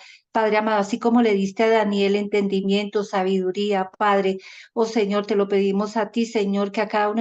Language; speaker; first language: Spanish; native; Spanish